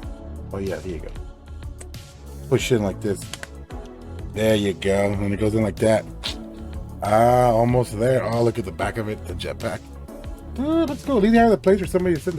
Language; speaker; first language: English; native; English